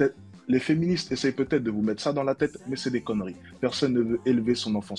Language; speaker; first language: French; native; French